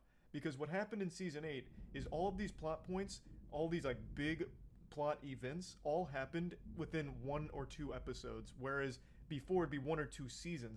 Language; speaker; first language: English; native; English